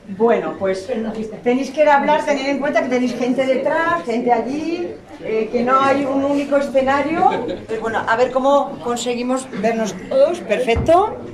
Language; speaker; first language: Spanish; native; Spanish